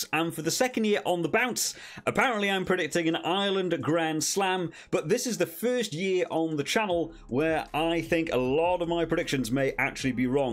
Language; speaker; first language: English; native; English